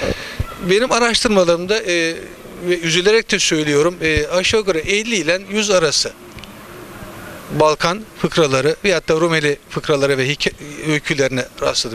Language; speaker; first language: Turkish; native; Turkish